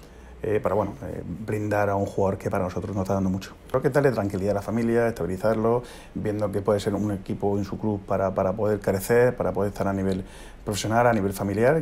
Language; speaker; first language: Spanish; native; Spanish